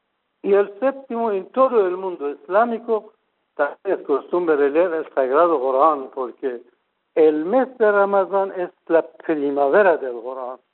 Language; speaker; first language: Spanish; non-native, fluent; Persian